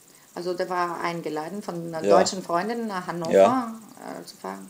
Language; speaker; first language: German; non-native, fluent; Greek